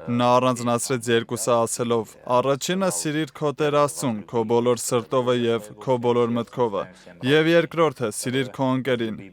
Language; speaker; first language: Armenian; native; Armenian